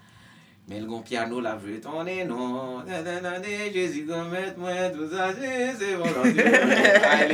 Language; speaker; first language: English; non-native, learner; Haitian Creole